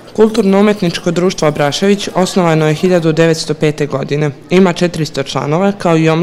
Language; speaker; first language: Serbian; native; Serbian